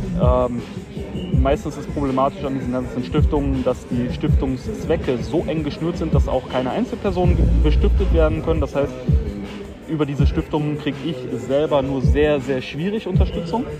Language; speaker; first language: German; native; German